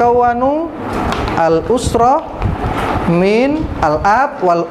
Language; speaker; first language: Arabic; non-native, fluent; Indonesian